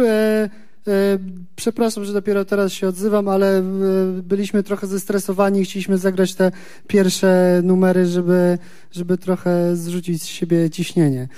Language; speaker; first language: Polish; native; Polish